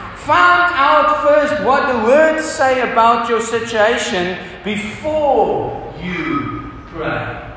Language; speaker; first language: English; non-native, local second language; Afrikaans